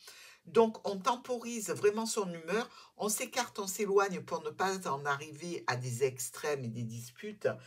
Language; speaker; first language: French; native; French